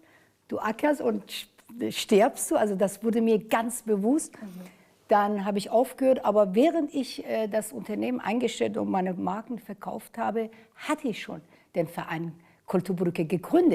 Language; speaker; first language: German; non-native, fluent; Persian